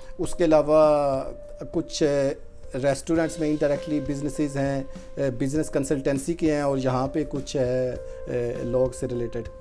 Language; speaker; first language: Hindi; non-native, local second language; Punjabi